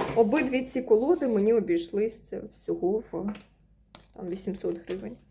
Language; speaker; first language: Ukrainian; non-native, local second language; Russian